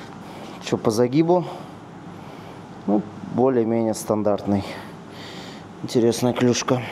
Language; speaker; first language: Russian; native; Russian